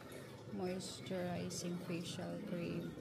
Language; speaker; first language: English; non-native, local second language; Filipino